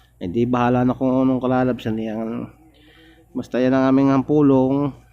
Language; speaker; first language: Filipino; native; Filipino